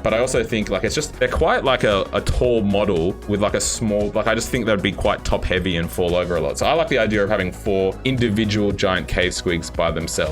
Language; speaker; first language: English; native; English